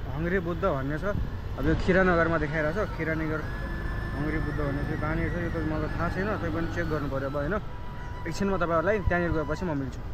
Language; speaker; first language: Nepali; native; Nepali